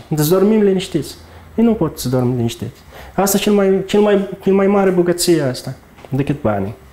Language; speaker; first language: Romanian; non-native, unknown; Arabic